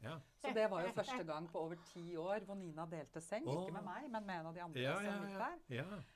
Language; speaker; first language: Norwegian; native; Norwegian